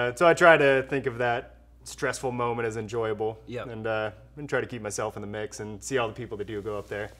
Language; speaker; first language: English; native; English